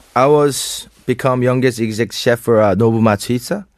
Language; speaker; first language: English; non-native, fluent; Korean